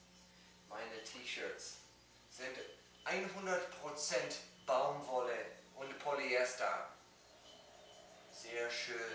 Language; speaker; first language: German; non-native, learner; English